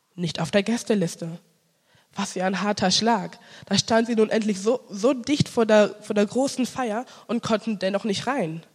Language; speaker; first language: German; early bilingual, other home language; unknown